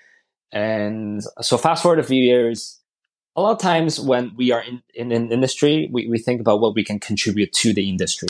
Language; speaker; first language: English; non-native, local second language; Cantonese